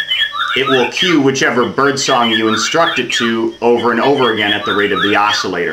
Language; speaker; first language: English; native; English